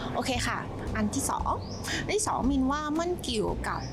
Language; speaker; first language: Thai; non-native, fluent; Vietnamese